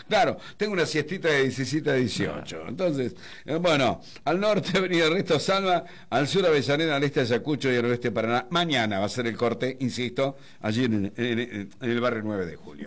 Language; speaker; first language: Spanish; native; Spanish